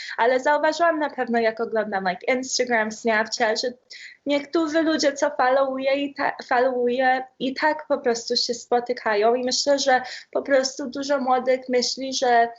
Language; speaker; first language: Polish; early bilingual, heritage; Polish